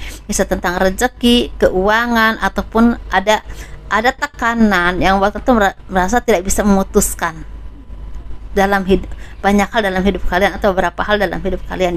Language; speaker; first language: Indonesian; native; Indonesian